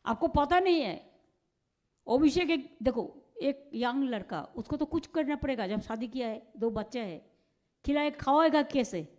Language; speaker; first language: Hindi; non-native, local second language; Bangla